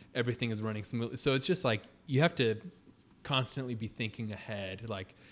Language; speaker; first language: English; native; English